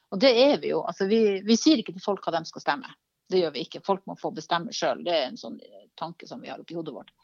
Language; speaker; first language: Norwegian; native; Norwegian